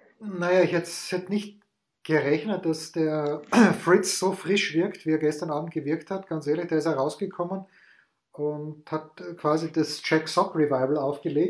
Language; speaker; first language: German; native; German